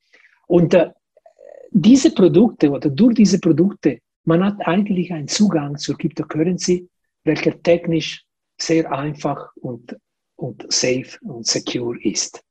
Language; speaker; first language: German; non-native, fluent; Italian